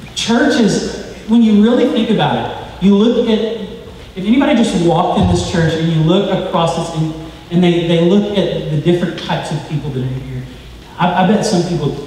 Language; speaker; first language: English; native; English